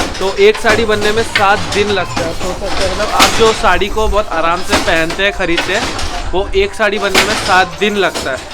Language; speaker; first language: Hindi; non-native, local second language; Bangla